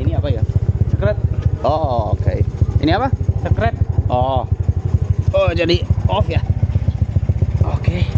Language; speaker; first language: Indonesian; non-native, fluent; English